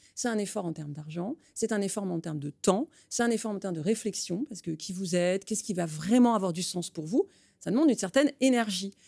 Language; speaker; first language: French; native; French